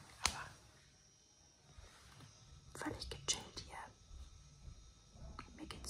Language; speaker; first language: German; native; German